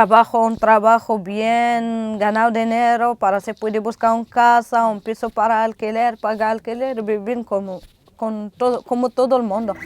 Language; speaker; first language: Spanish; non-native, learner; Arabic